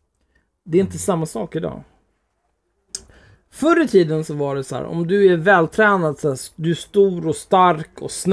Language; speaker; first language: Swedish; native; Swedish